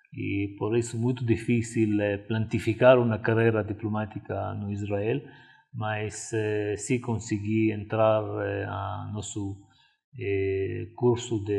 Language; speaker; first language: Portuguese; non-native, fluent; Arabic